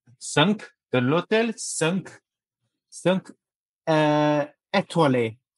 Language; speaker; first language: French; non-native, learner; Chinese